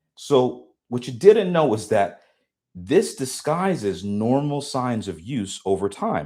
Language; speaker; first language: English; native; English